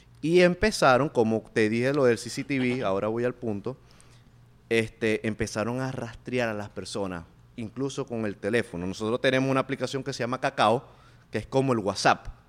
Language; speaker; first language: Spanish; native; Spanish